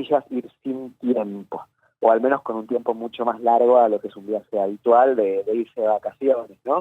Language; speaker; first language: Spanish; native; Spanish